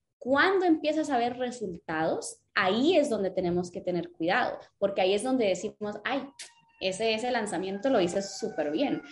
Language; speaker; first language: Spanish; early bilingual, other home language; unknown